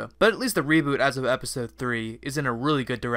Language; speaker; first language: English; native; English